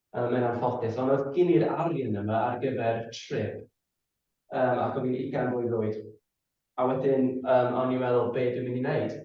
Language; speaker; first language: Welsh; non-native, fluent; English